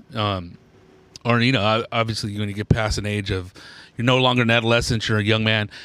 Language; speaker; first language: English; early bilingual, other home language; Spanish